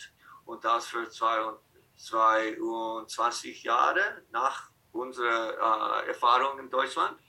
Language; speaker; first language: German; non-native, fluent; English